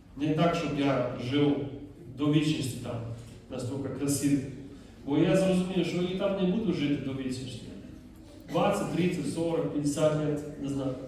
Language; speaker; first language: Ukrainian; non-native, fluent; Dutch